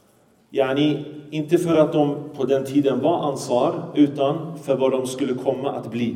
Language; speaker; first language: Swedish; early bilingual, other home language; Arabic